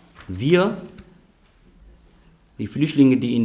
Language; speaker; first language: German; non-native, fluent; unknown